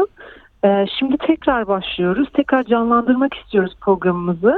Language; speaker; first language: Turkish; native; Turkish